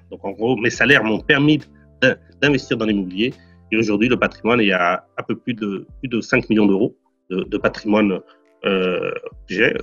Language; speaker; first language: French; non-native, fluent; Portuguese